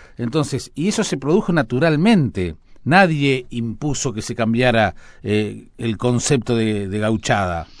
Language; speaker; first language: Spanish; native; Spanish